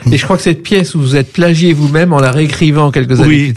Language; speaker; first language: French; native; French